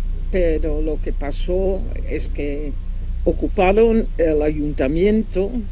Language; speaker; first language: Spanish; non-native, fluent; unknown